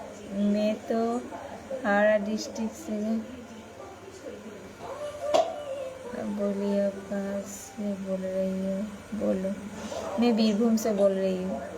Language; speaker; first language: Hindi; non-native, local second language; Bangla